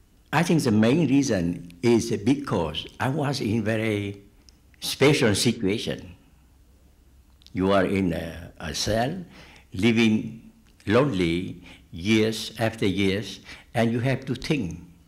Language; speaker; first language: English; non-native, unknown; Vietnamese